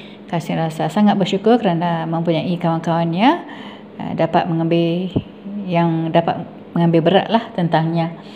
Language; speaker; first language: Malay; non-native, local second language; Tamil